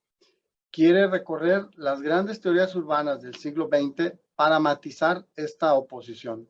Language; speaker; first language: Spanish; native; Spanish